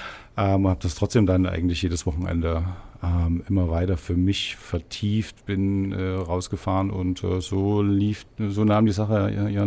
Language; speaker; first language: German; native; German